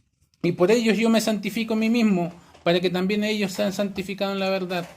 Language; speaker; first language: Spanish; native; Spanish